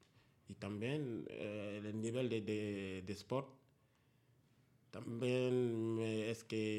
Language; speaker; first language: Catalan; non-native, learner; Spanish